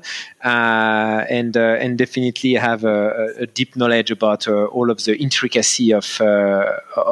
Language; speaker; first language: English; non-native, fluent; French